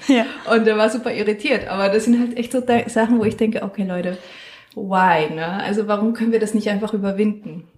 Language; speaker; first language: German; non-native, fluent; Spanish